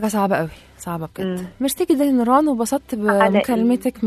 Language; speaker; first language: Arabic; native; Arabic